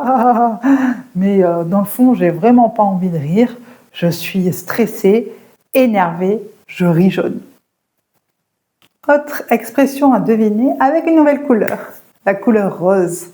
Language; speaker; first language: French; native; French